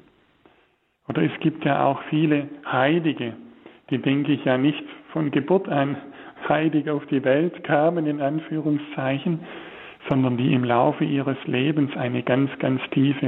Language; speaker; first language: German; native; German